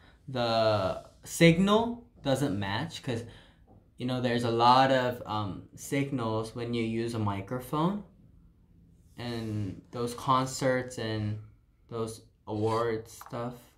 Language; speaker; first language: English; early bilingual, other home language; Korean